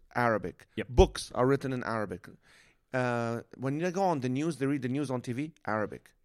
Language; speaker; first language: English; non-native, fluent; Arabic